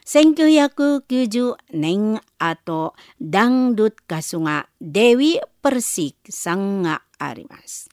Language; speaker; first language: Japanese; non-native, learner; Indonesian